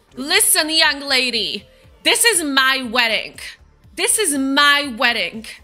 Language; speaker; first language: English; non-native, fluent; Slovak